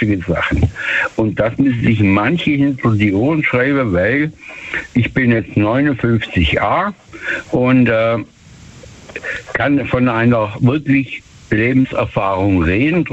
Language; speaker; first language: German; native; German